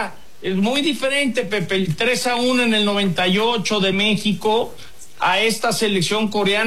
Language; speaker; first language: Spanish; native; Spanish